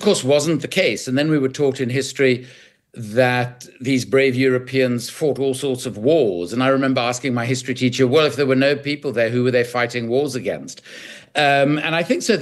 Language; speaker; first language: English; native; English